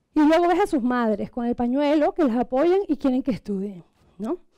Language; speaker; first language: Spanish; non-native, local second language; Catalan